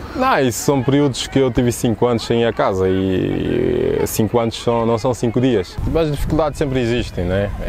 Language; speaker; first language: Portuguese; non-native, local second language; Kabuverdianu